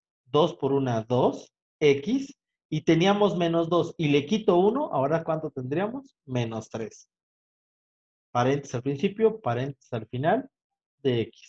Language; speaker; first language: Spanish; native; Spanish